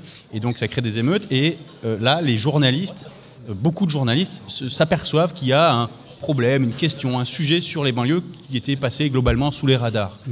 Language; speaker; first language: French; native; French